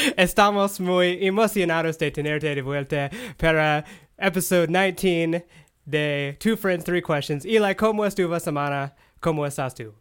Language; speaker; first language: Spanish; non-native, learner; English